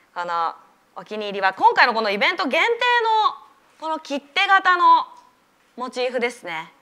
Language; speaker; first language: Japanese; native; Japanese